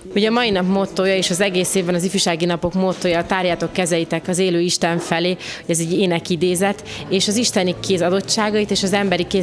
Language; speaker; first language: Hungarian; native; Hungarian